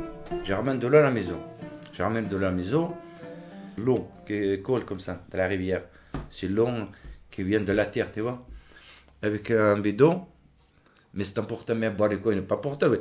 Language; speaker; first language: French; non-native, local second language; Arabic